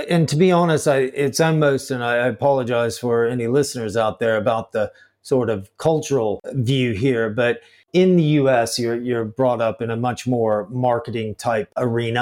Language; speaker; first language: English; native; English